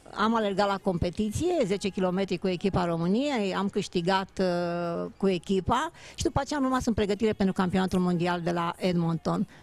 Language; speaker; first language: Romanian; native; Romanian